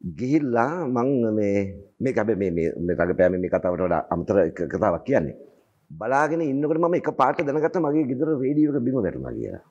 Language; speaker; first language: Sinhala; native; Sinhala